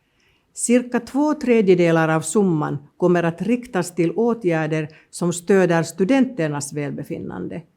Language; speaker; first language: Swedish; non-native, local second language; Finnish